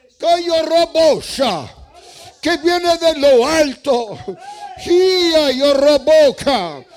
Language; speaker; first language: Spanish; non-native, fluent; English